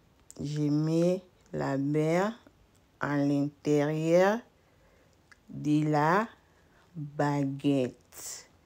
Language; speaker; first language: French; non-native, local second language; Lingala